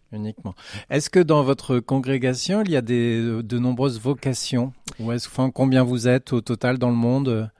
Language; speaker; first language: French; native; French